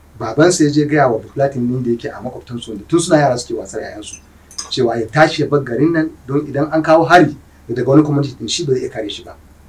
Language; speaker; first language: Hausa; non-native, local second language; Fula